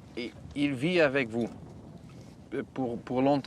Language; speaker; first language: French; non-native, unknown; Dutch